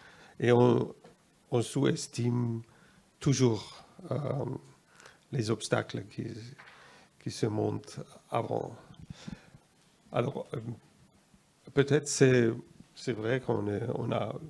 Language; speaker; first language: French; non-native, fluent; German